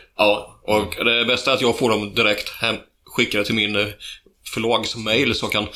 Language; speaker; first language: Swedish; native; Swedish